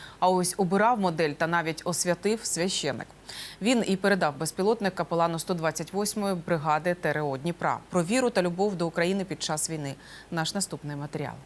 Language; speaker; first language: Ukrainian; native; Ukrainian